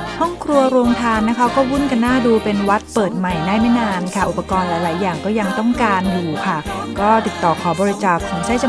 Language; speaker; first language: Thai; native; Thai